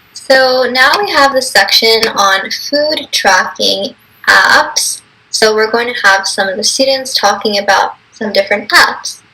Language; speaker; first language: English; native; English